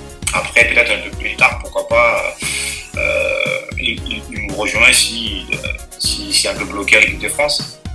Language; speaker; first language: French; non-native, local second language; Malagasy